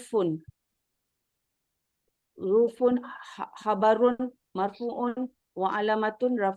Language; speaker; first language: Arabic; non-native, learner; Malay